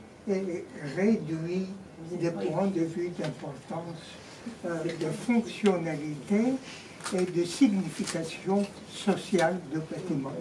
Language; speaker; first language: French; non-native, fluent; Greek